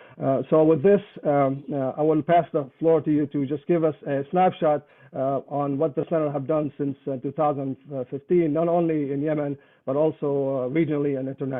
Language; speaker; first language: English; non-native, fluent; Arabic